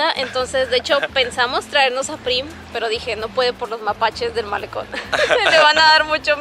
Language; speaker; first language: Spanish; native; Spanish